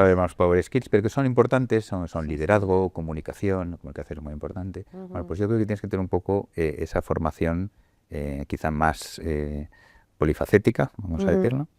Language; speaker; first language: Spanish; native; Spanish